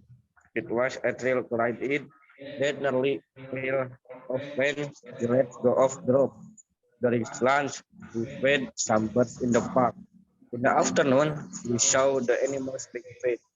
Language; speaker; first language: English; non-native, learner; Indonesian